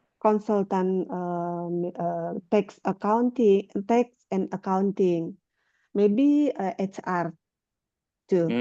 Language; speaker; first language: English; non-native, learner; Indonesian